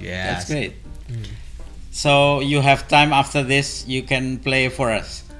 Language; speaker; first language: English; non-native, learner; Indonesian